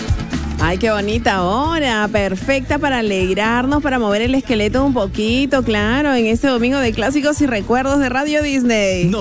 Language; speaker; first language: Spanish; native; Spanish